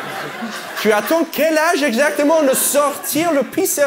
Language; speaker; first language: French; non-native, fluent; English